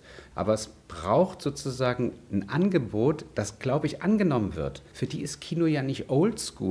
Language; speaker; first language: German; native; German